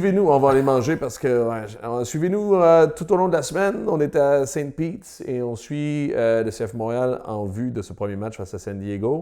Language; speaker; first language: French; native; French